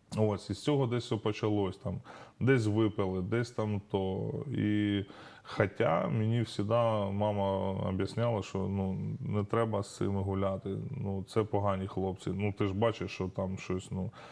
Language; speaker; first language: Ukrainian; non-native, local second language; Russian